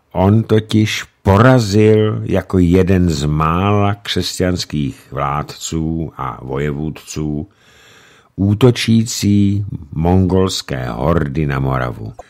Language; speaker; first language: Czech; native; Czech